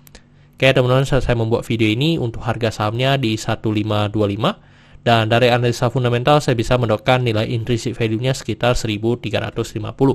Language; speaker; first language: Indonesian; native; Indonesian